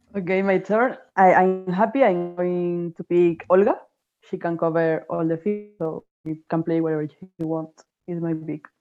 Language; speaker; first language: English; non-native, fluent; Spanish